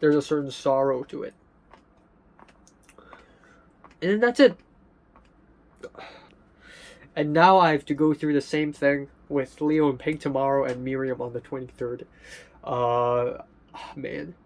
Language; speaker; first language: English; non-native, local second language; Cantonese